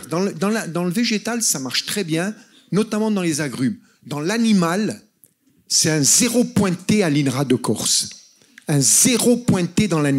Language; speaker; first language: French; native; French